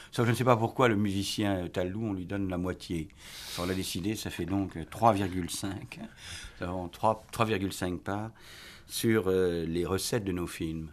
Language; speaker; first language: French; native; French